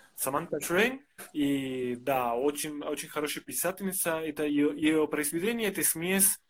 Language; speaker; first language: Russian; non-native, fluent; Spanish